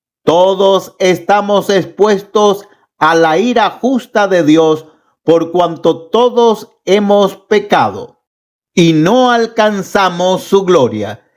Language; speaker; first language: Spanish; native; Spanish